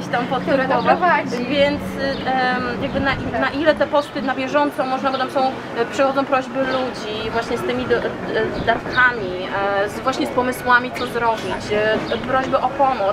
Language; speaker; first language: Polish; native; Polish